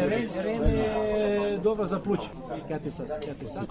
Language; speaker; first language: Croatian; non-native, local second language; Hungarian